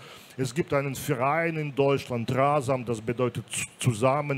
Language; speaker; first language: German; non-native, fluent; Belarusian